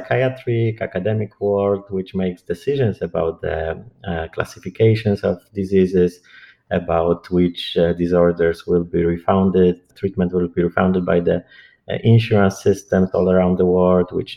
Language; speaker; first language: English; non-native, fluent; Polish